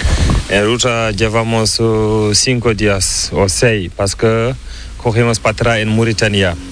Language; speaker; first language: Spanish; non-native, learner; Fula